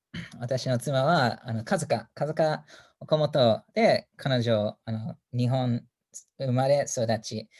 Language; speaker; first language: Japanese; non-native, fluent; English